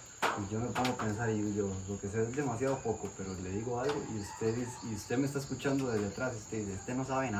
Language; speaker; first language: Spanish; native; Spanish